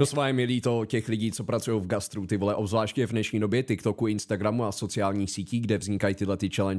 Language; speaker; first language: Czech; native; Czech